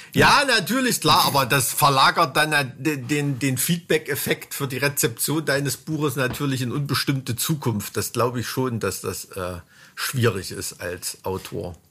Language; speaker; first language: German; native; German